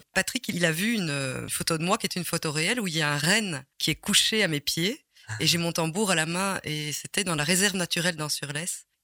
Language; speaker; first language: French; native; French